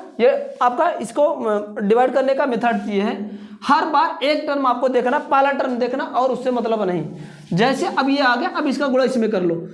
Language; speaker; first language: Hindi; native; Hindi